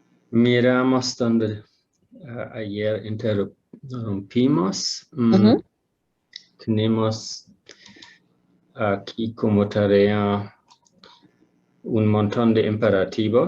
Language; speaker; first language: Spanish; non-native, fluent; German